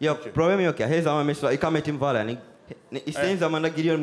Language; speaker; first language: Turkish; non-native, learner; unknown